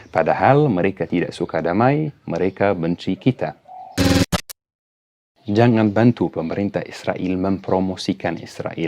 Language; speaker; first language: Indonesian; non-native, fluent; Arabic